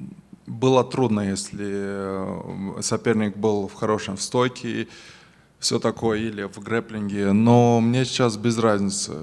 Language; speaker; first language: Russian; non-native, local second language; Romanian